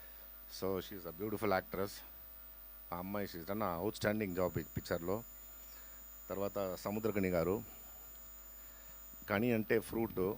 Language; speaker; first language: Telugu; non-native, local second language; Tamil